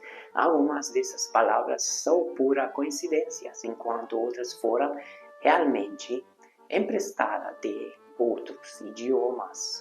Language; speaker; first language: Portuguese; non-native, fluent; Hungarian